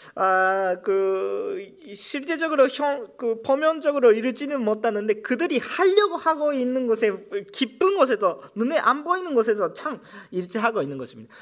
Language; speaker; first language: Korean; non-native, fluent; Japanese